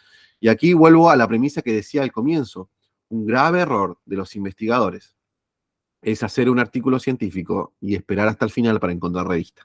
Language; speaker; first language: Spanish; native; Spanish